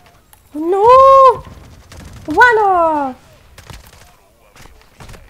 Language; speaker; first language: Spanish; non-native, learner; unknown